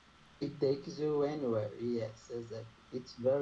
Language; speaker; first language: English; non-native, learner; Portuguese